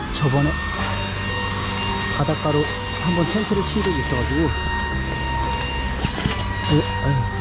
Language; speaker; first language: Korean; native; Korean